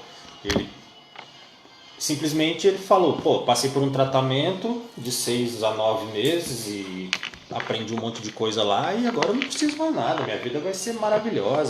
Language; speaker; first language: Portuguese; native; Portuguese